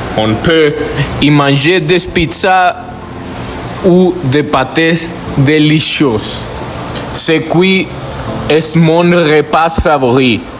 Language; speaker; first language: French; non-native, learner; Spanish